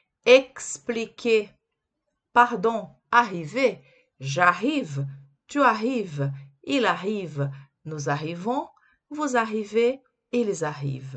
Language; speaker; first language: French; non-native, fluent; Portuguese